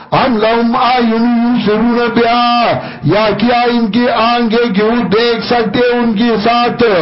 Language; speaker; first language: Urdu; non-native, local second language; Pashto